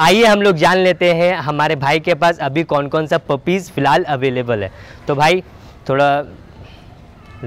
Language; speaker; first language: Hindi; non-native, local second language; Bangla